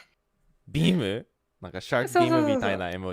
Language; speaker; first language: Japanese; early bilingual, heritage; Japanese